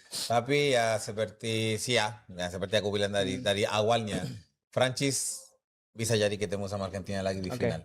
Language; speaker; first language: Indonesian; non-native, fluent; Spanish